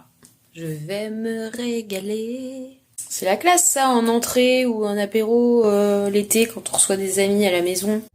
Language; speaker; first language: French; native; French